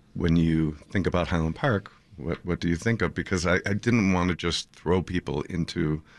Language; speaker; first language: English; native; English